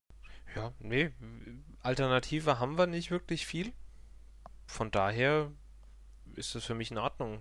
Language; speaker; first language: German; native; German